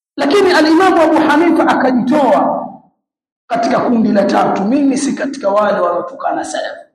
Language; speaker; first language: Swahili; native; Swahili